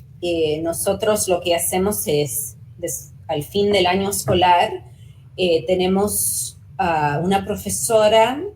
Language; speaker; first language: Spanish; early bilingual, heritage; Spanish